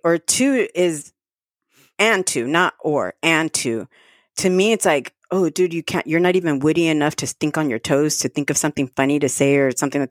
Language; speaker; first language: English; early bilingual, other home language; Spanish